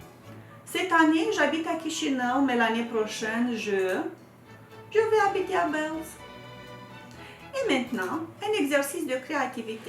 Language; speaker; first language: French; non-native, fluent; Romanian